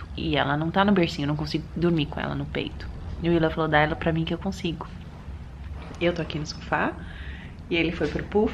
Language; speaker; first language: Portuguese; early bilingual, heritage; Portuguese